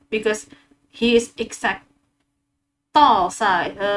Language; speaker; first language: English; non-native, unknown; Indonesian